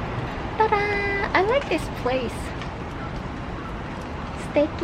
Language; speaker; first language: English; non-native, fluent; Korean